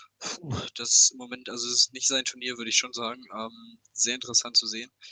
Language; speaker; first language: German; native; German